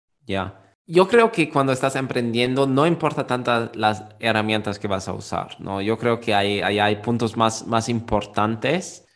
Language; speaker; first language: Spanish; non-native, fluent; German